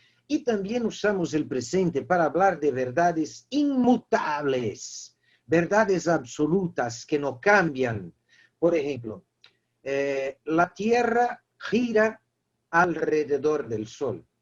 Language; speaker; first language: Spanish; non-native, fluent; Portuguese